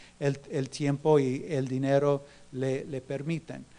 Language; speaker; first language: Spanish; non-native, fluent; English